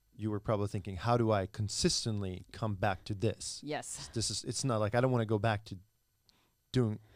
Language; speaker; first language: English; non-native, fluent; Czech